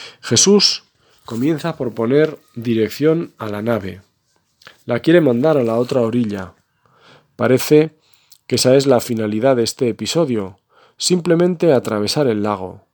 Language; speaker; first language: Spanish; native; Spanish